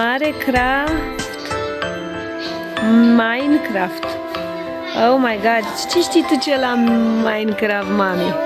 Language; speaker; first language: Romanian; native; Romanian